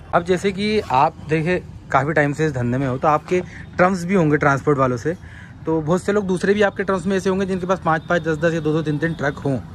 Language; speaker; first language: Hindi; native; Hindi